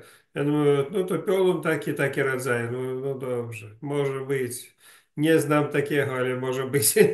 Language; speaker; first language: Polish; non-native, learner; Ukrainian